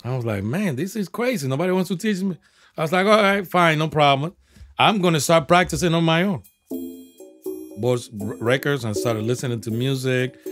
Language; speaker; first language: English; non-native, fluent; Spanish